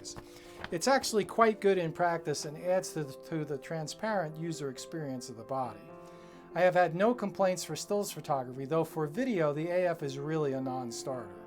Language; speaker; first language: English; native; English